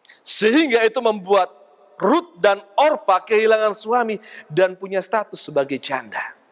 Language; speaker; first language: Indonesian; native; Indonesian